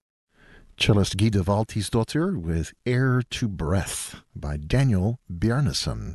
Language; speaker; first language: English; native; English